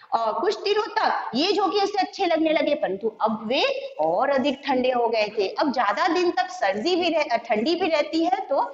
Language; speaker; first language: Hindi; non-native, local second language; Gujarati